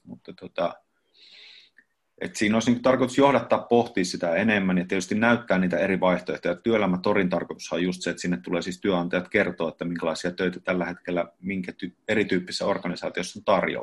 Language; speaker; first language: Finnish; native; Finnish